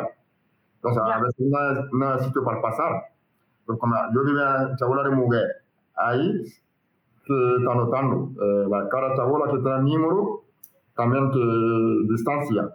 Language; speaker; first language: Spanish; non-native, learner; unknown